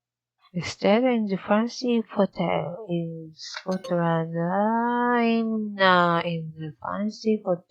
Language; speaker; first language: English; non-native, learner; Japanese